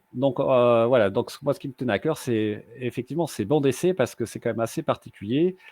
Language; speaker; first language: French; native; French